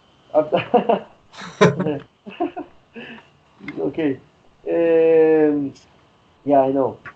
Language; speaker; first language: English; non-native, learner; Spanish